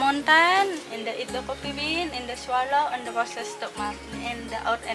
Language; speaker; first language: English; non-native, learner; Indonesian